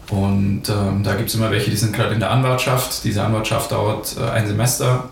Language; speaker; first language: German; native; German